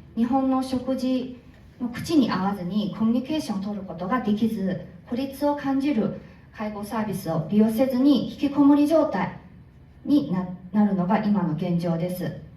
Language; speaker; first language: Japanese; non-native, fluent; Korean